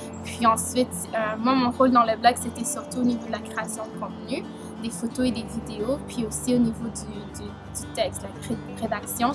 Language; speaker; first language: French; early bilingual, other home language; Haitian Creole